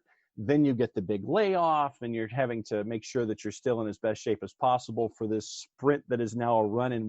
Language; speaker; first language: English; native; English